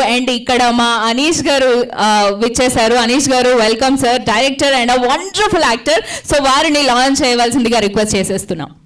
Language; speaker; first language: Telugu; native; Telugu